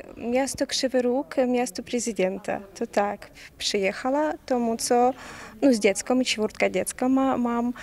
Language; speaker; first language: Polish; non-native, learner; Ukrainian